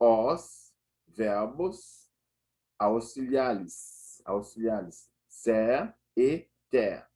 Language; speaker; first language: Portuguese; non-native, fluent; Haitian Creole